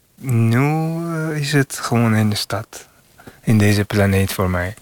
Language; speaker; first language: Dutch; non-native, fluent; Persian